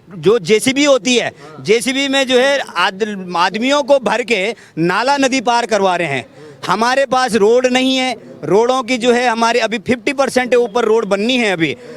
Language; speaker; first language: Hindi; native; Hindi